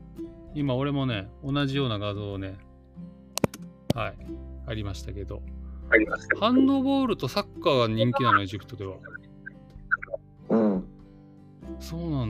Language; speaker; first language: Japanese; native; Japanese